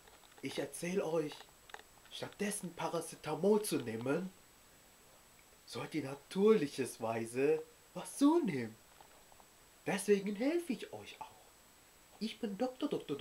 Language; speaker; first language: German; early bilingual, other home language; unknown